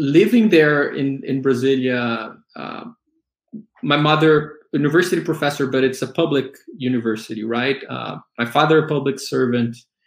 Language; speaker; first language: English; non-native, fluent; Portuguese